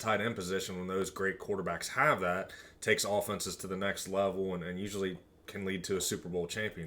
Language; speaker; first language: English; native; English